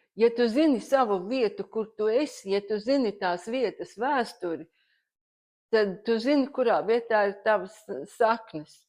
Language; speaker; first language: Latvian; native; Latvian